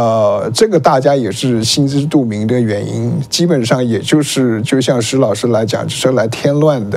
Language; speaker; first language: Chinese; native; Chinese